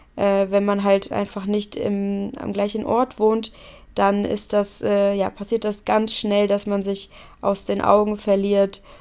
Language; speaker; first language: German; native; German